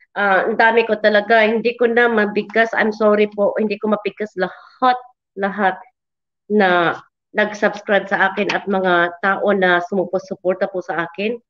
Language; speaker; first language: Filipino; non-native, local second language; Cebuano